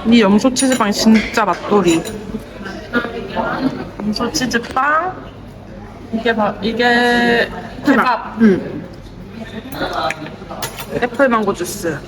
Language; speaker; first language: Korean; native; Korean